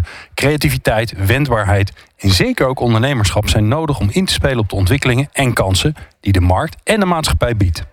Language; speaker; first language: Dutch; native; Dutch